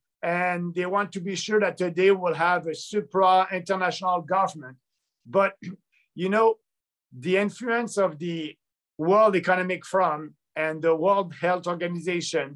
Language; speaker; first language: English; non-native, local second language; French